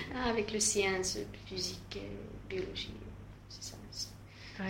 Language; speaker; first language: French; non-native, learner; Russian